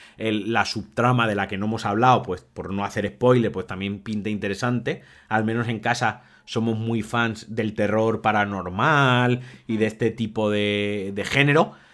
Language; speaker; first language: Spanish; native; Spanish